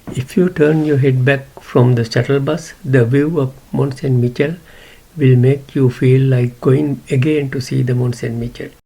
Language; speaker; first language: English; non-native, local second language; Sinhala